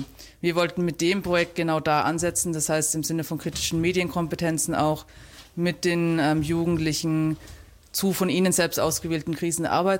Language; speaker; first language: German; native; German